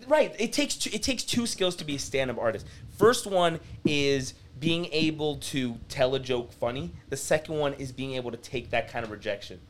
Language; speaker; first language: English; early bilingual, other home language; French